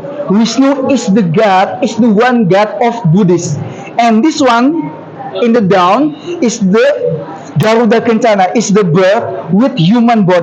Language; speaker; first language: English; non-native, learner; Indonesian